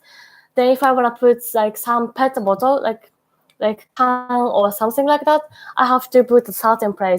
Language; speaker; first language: English; non-native, learner; Japanese